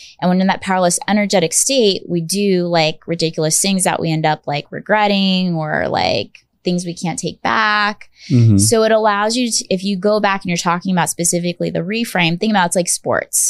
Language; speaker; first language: English; native; English